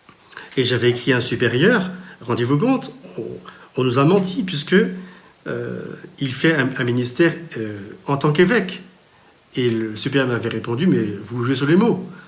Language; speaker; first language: French; native; French